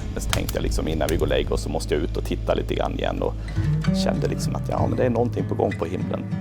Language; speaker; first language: Swedish; native; Swedish